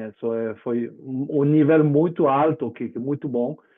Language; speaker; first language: Portuguese; non-native, learner; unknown